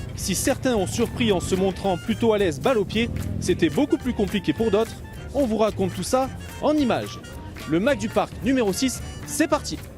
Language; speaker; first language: French; native; French